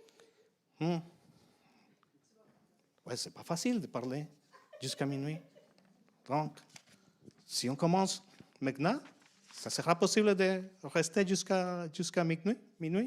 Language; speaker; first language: French; non-native, fluent; Spanish